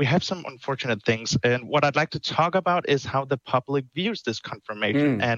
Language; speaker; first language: English; non-native, fluent; Danish